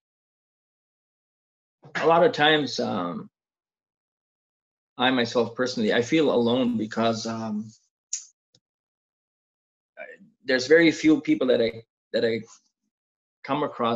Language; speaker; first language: English; non-native, fluent; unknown